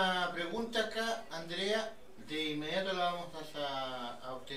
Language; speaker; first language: Spanish; native; Spanish